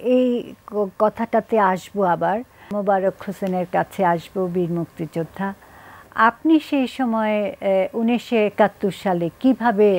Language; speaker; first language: Bangla; native; Bangla